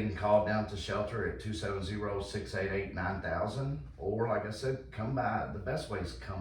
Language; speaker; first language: English; native; English